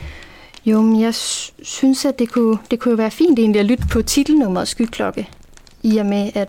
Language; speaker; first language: Danish; native; Danish